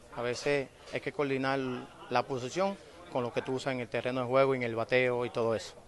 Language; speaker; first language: Spanish; native; Spanish